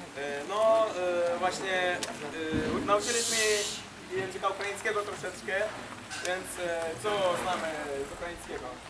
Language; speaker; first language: Polish; non-native, learner; Ukrainian